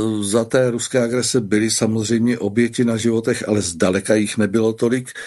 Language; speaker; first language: Czech; native; Czech